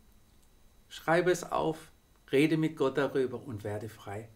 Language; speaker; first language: German; native; German